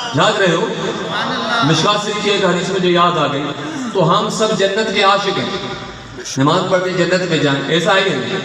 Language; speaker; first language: Urdu; non-native, local second language; Sindhi